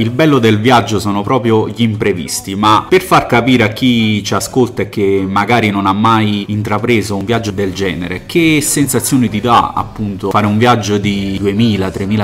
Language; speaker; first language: Italian; native; Italian